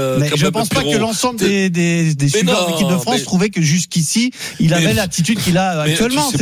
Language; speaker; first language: French; native; French